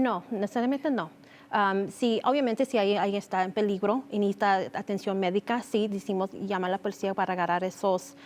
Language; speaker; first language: Spanish; early bilingual, heritage; Spanish